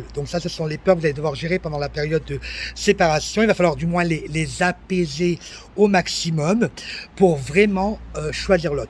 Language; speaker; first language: French; native; French